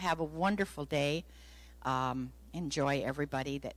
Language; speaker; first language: English; native; English